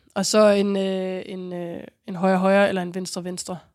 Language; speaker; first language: Danish; native; Danish